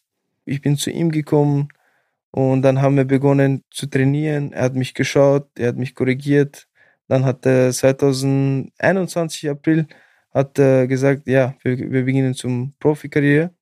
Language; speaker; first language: German; non-native, fluent; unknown